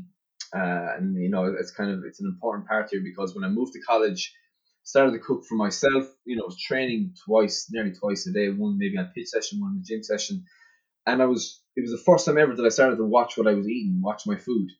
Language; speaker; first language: English; native; English